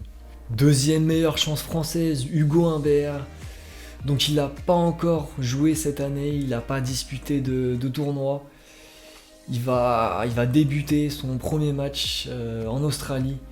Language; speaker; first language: French; native; French